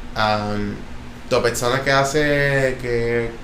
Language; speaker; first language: Spanish; early bilingual, heritage; Spanish